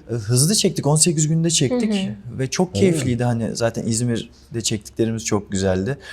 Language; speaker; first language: Turkish; native; Turkish